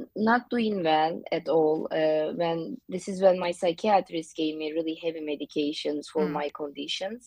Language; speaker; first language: English; non-native, fluent; Turkish